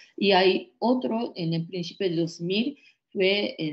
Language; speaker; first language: Spanish; non-native, fluent; Japanese